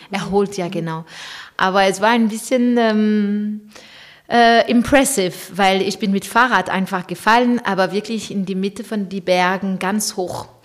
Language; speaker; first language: German; non-native, fluent; French